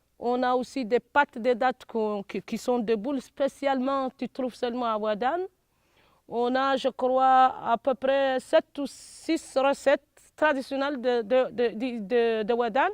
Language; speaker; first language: French; non-native, local second language; Arabic